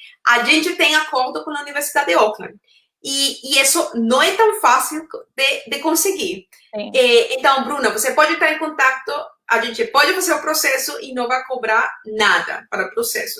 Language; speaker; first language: Portuguese; non-native, fluent; Spanish